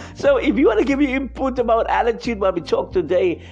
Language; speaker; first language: English; non-native, local second language; Afrikaans